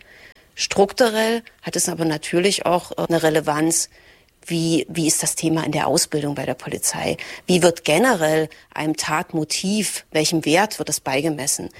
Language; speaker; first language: German; native; German